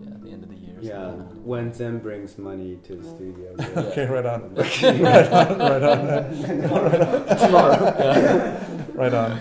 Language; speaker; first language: English; non-native, fluent; Japanese